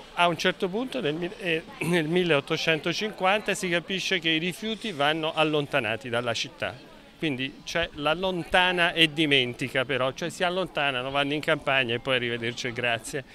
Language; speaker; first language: Italian; native; Italian